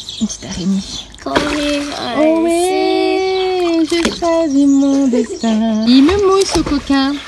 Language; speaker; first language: French; native; French